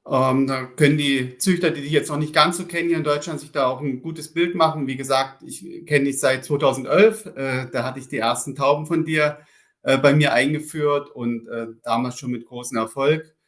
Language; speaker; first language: German; native; German